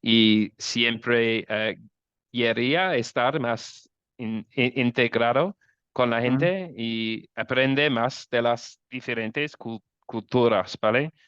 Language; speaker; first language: Spanish; non-native, learner; English